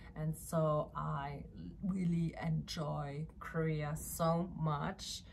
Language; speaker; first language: English; non-native, fluent; French